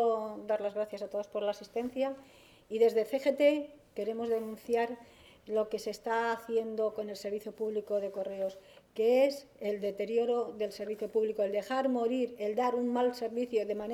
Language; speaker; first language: Spanish; native; Spanish